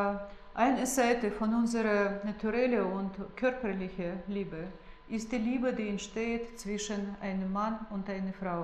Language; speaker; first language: German; non-native, fluent; Russian